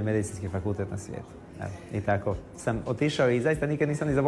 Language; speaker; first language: Croatian; native; Croatian